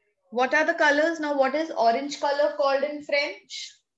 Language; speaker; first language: English; non-native, local second language; Hindi